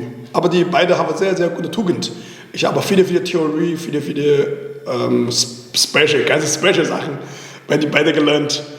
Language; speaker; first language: German; non-native, learner; Chinese